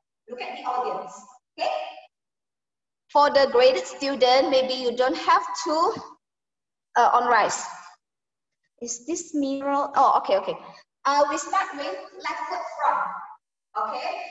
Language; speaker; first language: English; non-native, fluent; Indonesian